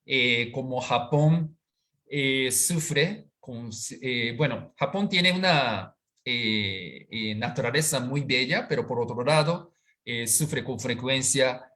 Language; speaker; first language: Spanish; non-native, fluent; Japanese